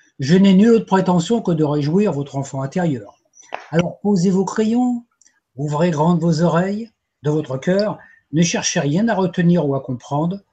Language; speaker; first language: French; native; French